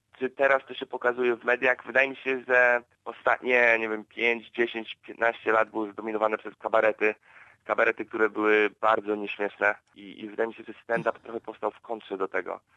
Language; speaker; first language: Polish; native; Polish